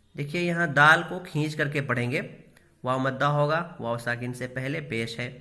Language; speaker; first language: Urdu; native; Urdu